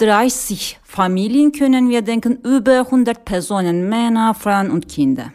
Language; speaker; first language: German; non-native, learner; Turkish